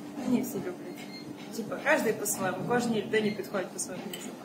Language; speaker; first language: Ukrainian; native; Ukrainian